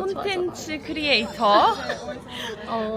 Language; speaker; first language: Korean; non-native, fluent; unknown